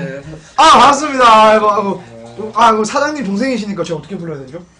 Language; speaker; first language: Korean; native; Korean